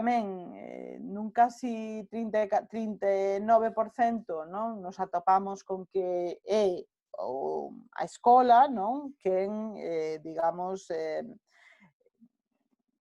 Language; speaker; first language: Galician; non-native, local second language; Spanish